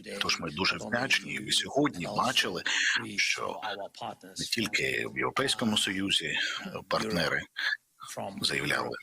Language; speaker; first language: Ukrainian; non-native, local second language; Russian